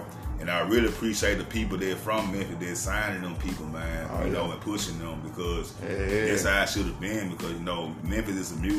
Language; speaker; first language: English; native; English